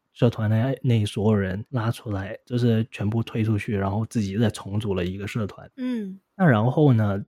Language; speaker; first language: Chinese; non-native, local second language; Cantonese